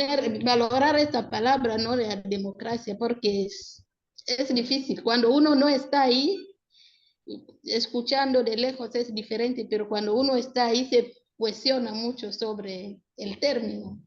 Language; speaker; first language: Spanish; non-native, local second language; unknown